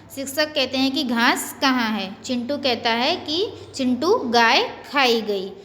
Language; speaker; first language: Hindi; non-native, local second language; Gujarati